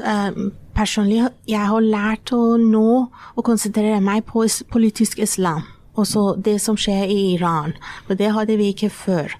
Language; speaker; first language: Norwegian; non-native, fluent; Persian